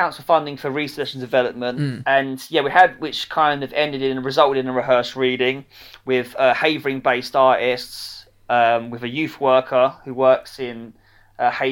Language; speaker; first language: English; native; English